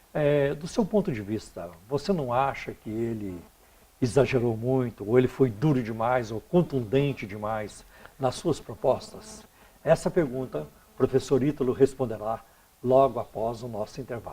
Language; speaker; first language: Portuguese; native; Portuguese